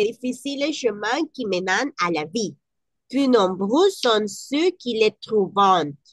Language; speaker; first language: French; non-native, learner; Spanish